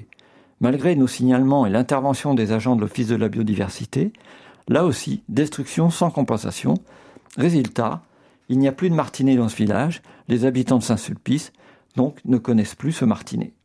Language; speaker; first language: French; native; French